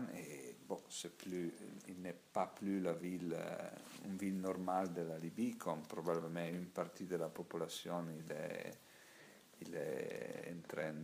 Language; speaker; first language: French; non-native, learner; Italian